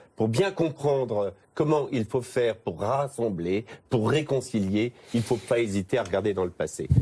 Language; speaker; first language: French; native; French